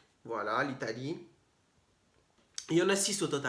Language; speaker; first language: French; native; French